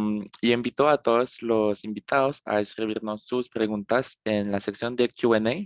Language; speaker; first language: Spanish; non-native, fluent; French